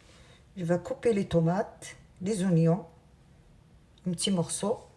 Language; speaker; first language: French; non-native, local second language; Arabic